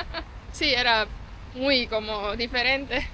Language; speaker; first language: Spanish; non-native, fluent; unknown